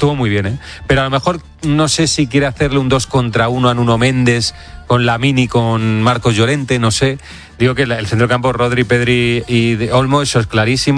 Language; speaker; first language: Spanish; native; Spanish